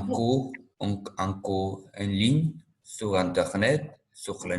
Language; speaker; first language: French; non-native, learner; Spanish